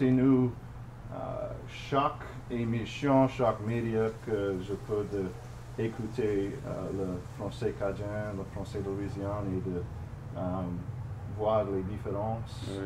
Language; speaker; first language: French; non-native, fluent; English